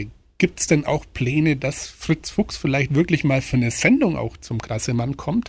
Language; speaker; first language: German; native; German